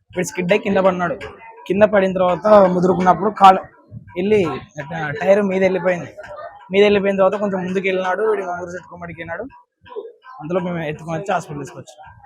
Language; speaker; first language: Telugu; native; Telugu